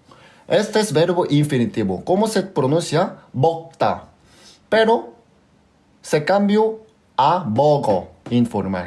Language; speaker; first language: Spanish; non-native, fluent; Korean